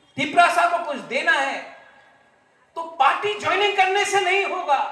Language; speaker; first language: Hindi; non-native, local second language; Kok Borok